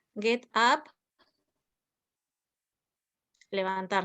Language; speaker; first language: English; non-native, learner; Spanish